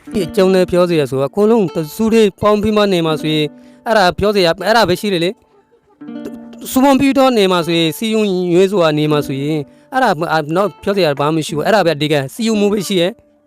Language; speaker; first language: Burmese; non-native, local second language; Rohingya